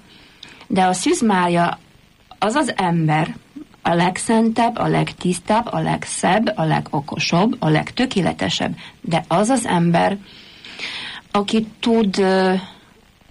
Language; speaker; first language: Hungarian; non-native, fluent; Polish